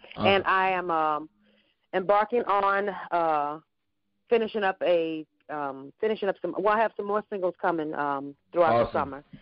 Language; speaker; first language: English; native; English